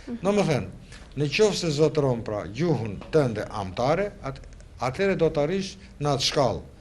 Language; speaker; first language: Albanian; native; Albanian